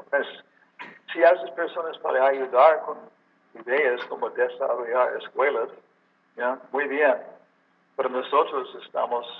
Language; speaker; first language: Spanish; non-native, learner; English